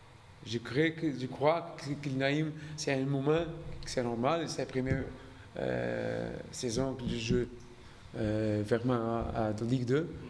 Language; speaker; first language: French; non-native, learner; Portuguese